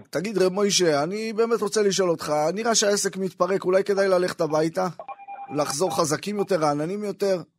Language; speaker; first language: Hebrew; native; Hebrew